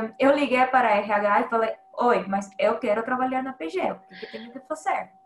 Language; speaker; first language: Portuguese; non-native, fluent; Spanish